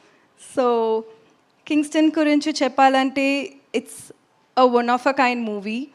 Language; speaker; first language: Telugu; non-native, learner; Tamil